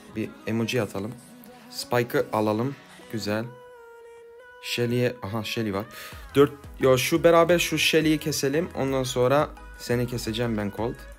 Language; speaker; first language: Turkish; early bilingual, heritage; Turkish